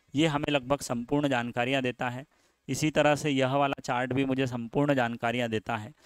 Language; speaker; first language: Hindi; native; Hindi